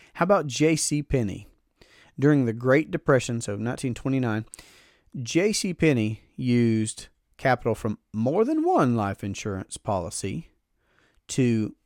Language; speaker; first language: English; native; English